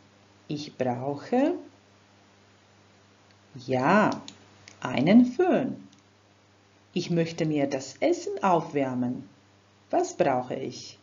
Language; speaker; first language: German; non-native, fluent; Croatian